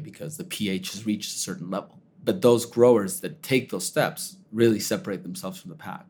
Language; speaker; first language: English; early bilingual, other home language; Spanish